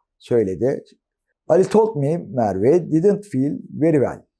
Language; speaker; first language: English; non-native, fluent; Turkish